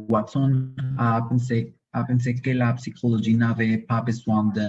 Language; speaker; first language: French; non-native, learner; Spanish